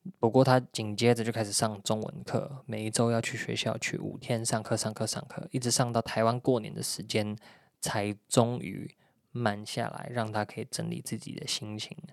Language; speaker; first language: Chinese; native; Chinese